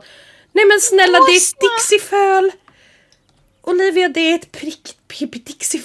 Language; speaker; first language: Swedish; native; Swedish